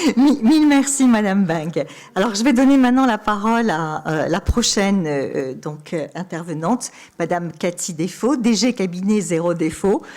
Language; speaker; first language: French; native; French